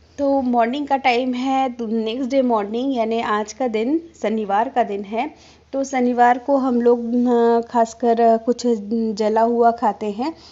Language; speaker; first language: Hindi; non-native, local second language; Bangla